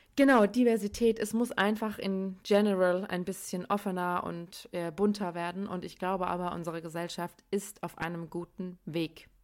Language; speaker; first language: German; early bilingual, other home language; Persian